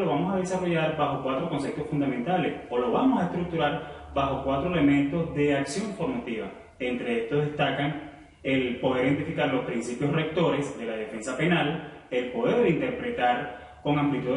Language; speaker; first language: Spanish; native; Spanish